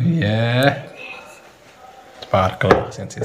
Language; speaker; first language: Arabic; native; Arabic